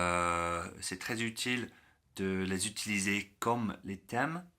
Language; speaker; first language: French; non-native, learner; English